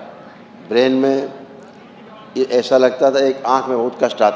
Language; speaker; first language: Hindi; native; Hindi